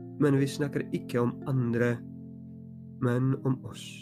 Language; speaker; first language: Norwegian; non-native, fluent; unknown